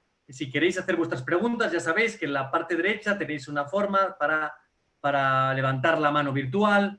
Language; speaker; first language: Spanish; native; Spanish